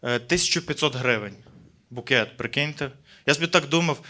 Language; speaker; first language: Ukrainian; native; Ukrainian